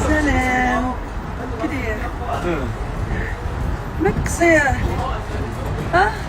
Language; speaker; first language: Arabic; native; Arabic